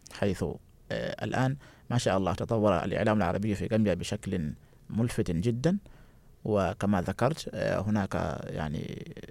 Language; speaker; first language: Arabic; non-native, fluent; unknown